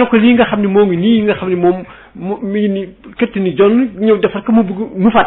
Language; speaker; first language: Wolof; native; Wolof